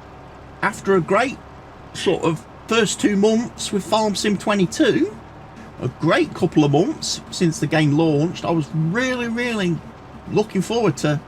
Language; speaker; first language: English; native; English